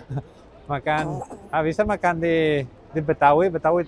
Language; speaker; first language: Indonesian; non-native, learner; Spanish